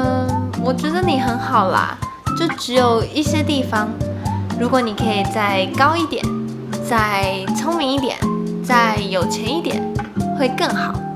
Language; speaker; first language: Chinese; non-native, local second language; English